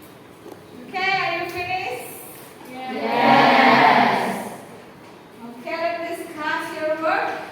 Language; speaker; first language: English; non-native, fluent; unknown